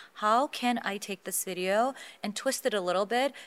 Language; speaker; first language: English; non-native, fluent; Azerbaijani